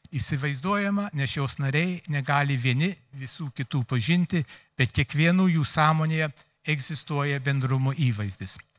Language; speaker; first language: Lithuanian; early bilingual, heritage; Lithuanian